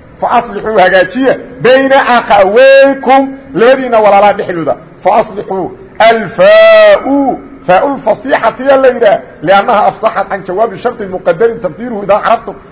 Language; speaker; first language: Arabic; non-native, fluent; Somali